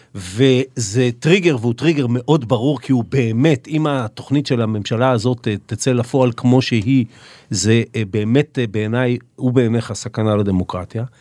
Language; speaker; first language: Hebrew; native; Hebrew